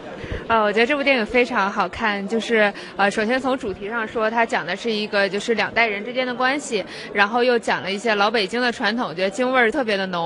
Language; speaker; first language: Chinese; native; Chinese